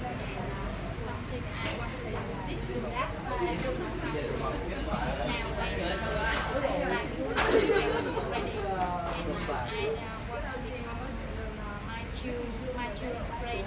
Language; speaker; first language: English; non-native, local second language; Vietnamese